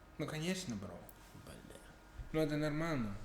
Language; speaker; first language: Russian; non-native, learner; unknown